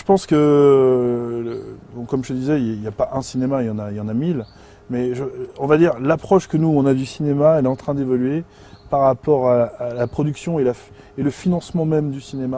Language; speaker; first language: French; native; French